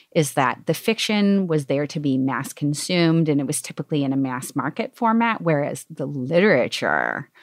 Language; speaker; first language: English; native; English